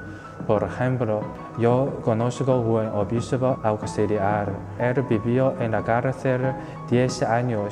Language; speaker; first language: Spanish; non-native, local second language; Chinese